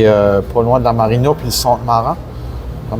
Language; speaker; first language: French; native; French